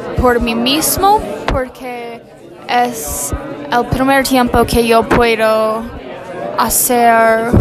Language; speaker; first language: Spanish; non-native, learner; English